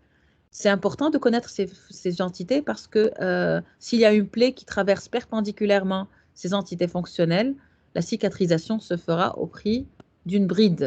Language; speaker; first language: French; non-native, local second language; Arabic